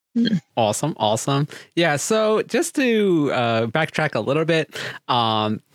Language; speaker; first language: English; native; English